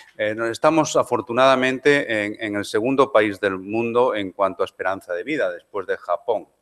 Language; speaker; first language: Spanish; non-native, local second language; Galician